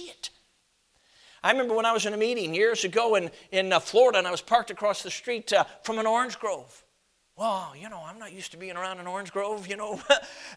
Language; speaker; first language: English; native; English